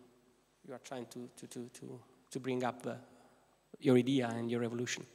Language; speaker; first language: English; non-native, fluent; Italian